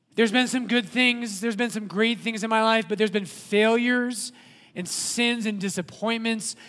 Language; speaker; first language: English; native; English